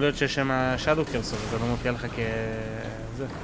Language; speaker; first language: Hebrew; native; Hebrew